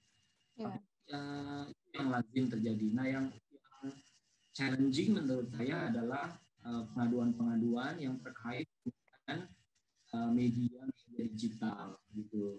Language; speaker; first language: Indonesian; native; Indonesian